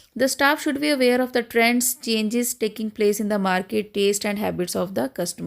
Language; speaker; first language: English; non-native, local second language; Punjabi